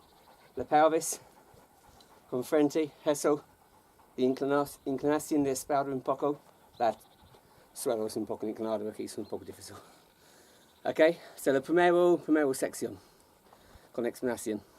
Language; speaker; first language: Spanish; non-native, learner; English